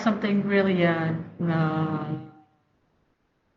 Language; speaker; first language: English; non-native, learner; Vietnamese